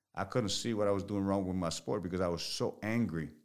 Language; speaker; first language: English; early bilingual, other home language; Spanish